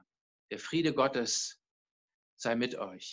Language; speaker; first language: German; native; German